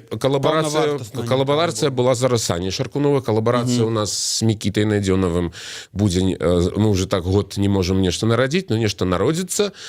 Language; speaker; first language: Belarusian; native; Belarusian